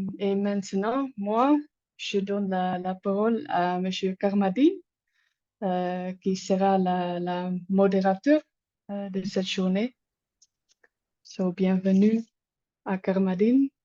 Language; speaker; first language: French; non-native, learner; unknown